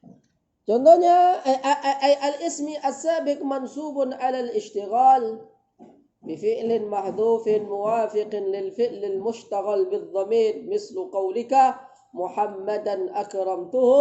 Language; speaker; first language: Arabic; non-native, fluent; Indonesian